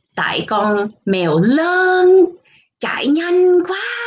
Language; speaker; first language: Vietnamese; early bilingual, heritage; Vietnamese